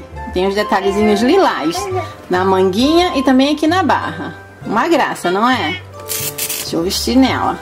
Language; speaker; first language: Portuguese; native; Portuguese